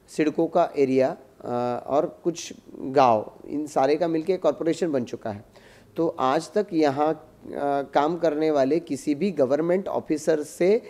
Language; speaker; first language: Hindi; non-native, local second language; Marathi